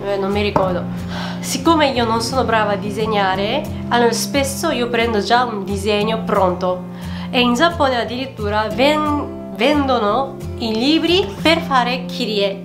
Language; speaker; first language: Italian; non-native, fluent; Japanese